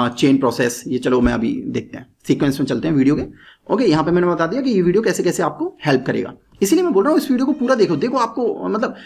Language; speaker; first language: Hindi; native; Hindi